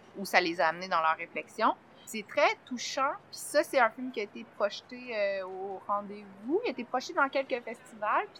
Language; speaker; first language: French; native; French